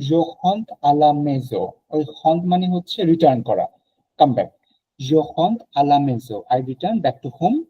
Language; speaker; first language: French; non-native, fluent; Bangla